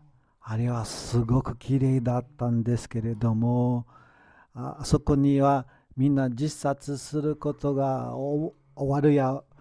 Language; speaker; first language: Japanese; non-native, fluent; Portuguese